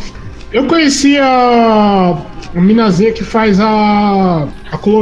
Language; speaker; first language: Portuguese; native; Portuguese